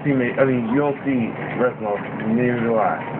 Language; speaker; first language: English; native; English